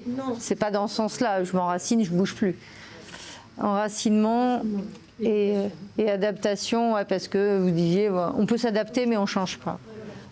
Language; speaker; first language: French; native; French